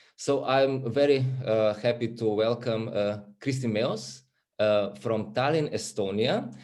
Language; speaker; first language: English; non-native, fluent; Slovenian